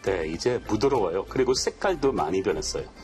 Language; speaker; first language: Korean; non-native, learner; English